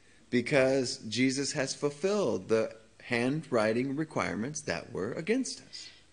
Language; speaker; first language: English; native; English